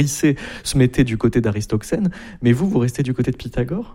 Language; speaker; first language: French; native; French